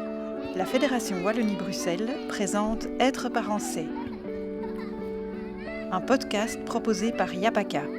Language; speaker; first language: French; native; French